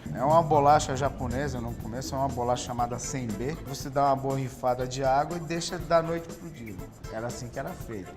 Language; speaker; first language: Portuguese; native; Portuguese